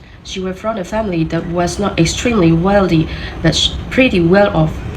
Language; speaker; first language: English; non-native, learner; Burmese